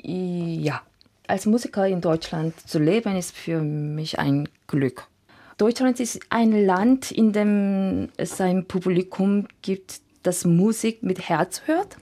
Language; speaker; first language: German; non-native, fluent; Korean